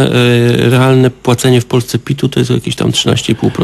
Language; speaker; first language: Polish; native; Polish